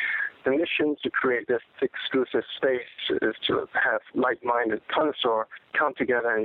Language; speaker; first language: English; non-native, local second language; Cantonese